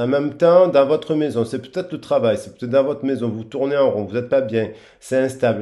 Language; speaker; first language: French; native; French